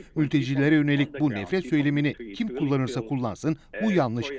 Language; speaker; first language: Turkish; non-native, fluent; Arabic